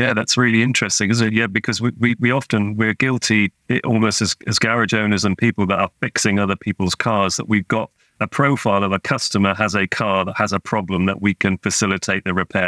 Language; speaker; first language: English; native; English